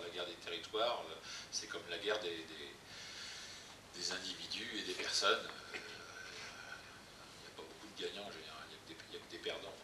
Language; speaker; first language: French; native; French